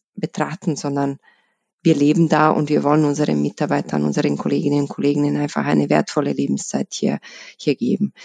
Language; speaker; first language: German; non-native, fluent; Bosnian